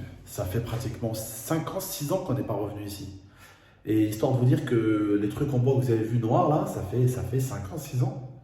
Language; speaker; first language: French; native; French